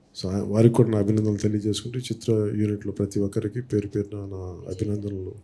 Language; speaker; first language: Telugu; native; Telugu